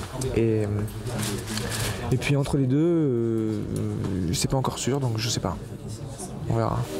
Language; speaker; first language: French; native; French